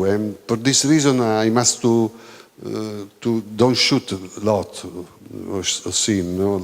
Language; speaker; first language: English; non-native, learner; Italian